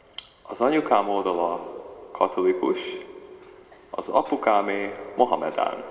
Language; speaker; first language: Hungarian; early bilingual, heritage; Hungarian